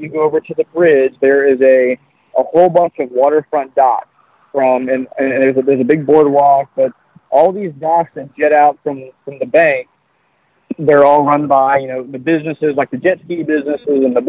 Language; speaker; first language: English; native; English